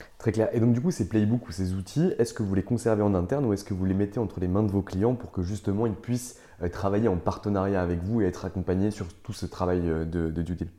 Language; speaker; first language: French; native; French